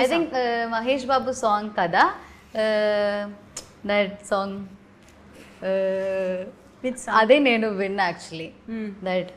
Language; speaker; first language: Telugu; non-native, learner; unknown